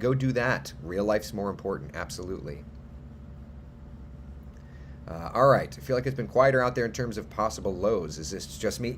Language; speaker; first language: English; native; English